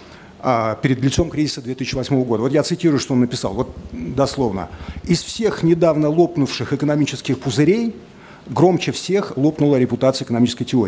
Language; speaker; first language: Russian; native; Russian